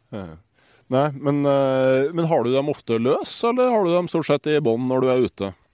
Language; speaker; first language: Norwegian; native; Norwegian